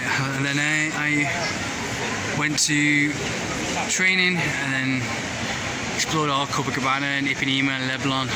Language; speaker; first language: English; native; English